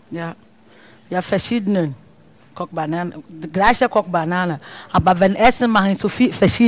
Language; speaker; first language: German; non-native, learner; Akan